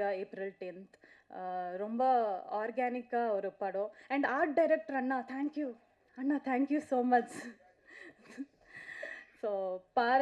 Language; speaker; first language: Tamil; non-native, learner; Kannada